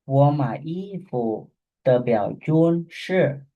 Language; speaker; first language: Chinese; non-native, fluent; Khmer